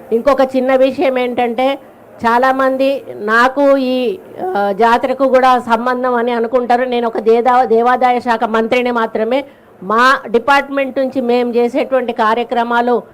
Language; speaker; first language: Telugu; native; Telugu